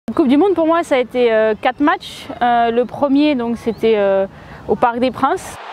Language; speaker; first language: French; native; French